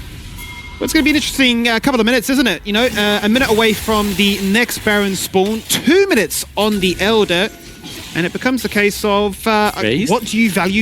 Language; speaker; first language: English; native; English